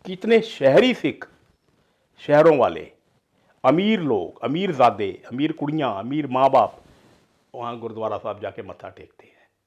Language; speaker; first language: Hindi; non-native, local second language; Punjabi